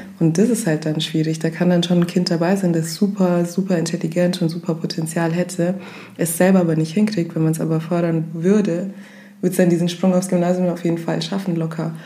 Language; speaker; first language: German; early bilingual, other home language; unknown